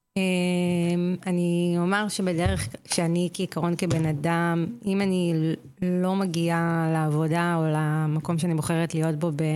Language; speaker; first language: Hebrew; native; Hebrew